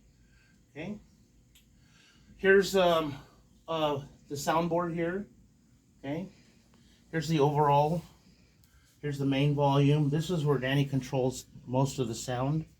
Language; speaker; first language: English; native; English